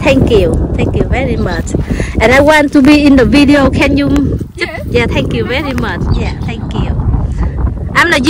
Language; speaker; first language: English; non-native, local second language; Vietnamese